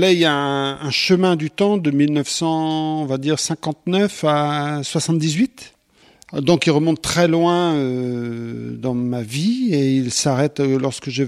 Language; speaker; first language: French; native; French